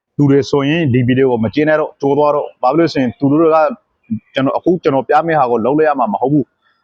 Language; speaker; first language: Burmese; non-native, local second language; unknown